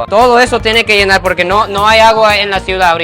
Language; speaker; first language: Spanish; non-native, fluent; English